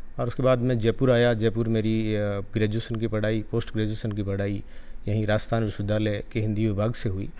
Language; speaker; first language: Hindi; non-native, local second language; Rajasthani